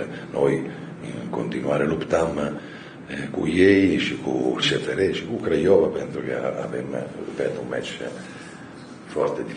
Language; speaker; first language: Romanian; non-native, fluent; Italian